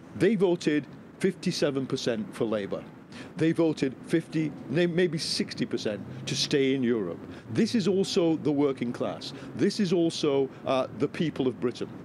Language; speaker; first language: English; native; English